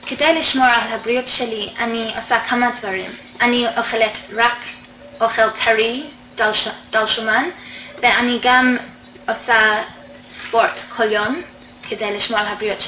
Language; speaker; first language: Hebrew; non-native, fluent; English